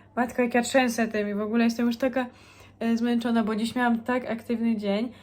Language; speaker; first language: Polish; native; Polish